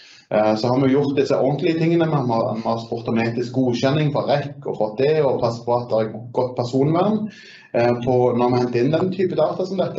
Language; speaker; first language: Norwegian; native; Norwegian